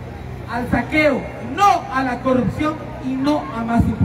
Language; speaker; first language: Spanish; native; Spanish